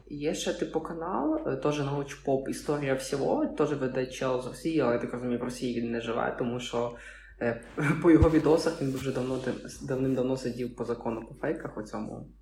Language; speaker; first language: Ukrainian; native; Ukrainian